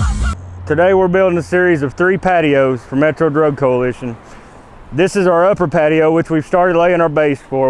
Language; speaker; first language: English; native; English